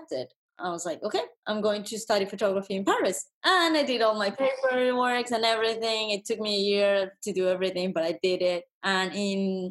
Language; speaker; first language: English; non-native, fluent; Spanish